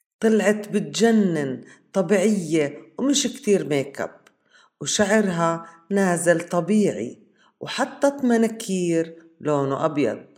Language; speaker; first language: Arabic; native; Arabic